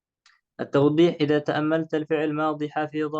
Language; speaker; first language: Arabic; non-native, fluent; Indonesian